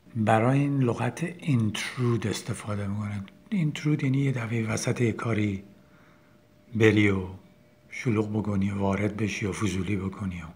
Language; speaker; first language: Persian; native; Persian